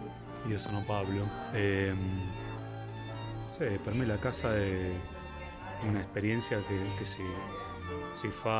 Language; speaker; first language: Italian; non-native, learner; Spanish